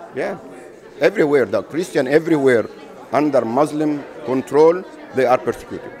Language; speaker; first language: English; non-native, fluent; Arabic